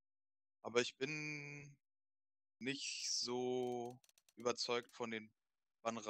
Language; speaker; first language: German; native; German